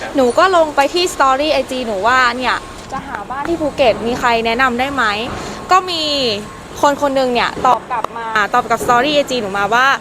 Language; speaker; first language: Thai; native; Thai